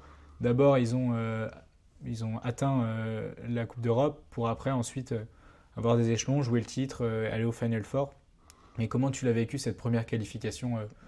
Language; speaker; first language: French; native; French